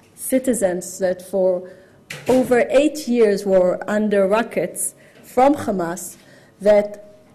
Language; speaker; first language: English; non-native, fluent; Hebrew